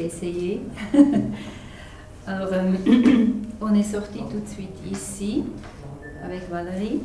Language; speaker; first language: French; non-native, fluent; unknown